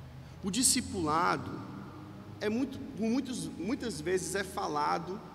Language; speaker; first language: Portuguese; native; Portuguese